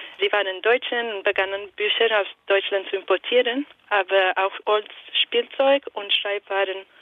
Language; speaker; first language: German; non-native, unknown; Italian